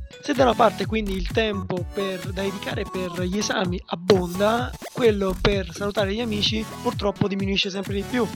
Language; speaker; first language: Italian; native; Italian